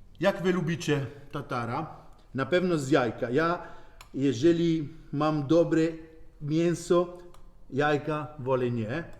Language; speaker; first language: Polish; non-native, learner; Italian